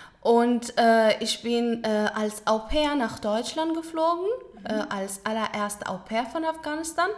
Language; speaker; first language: German; non-native, learner; Pashto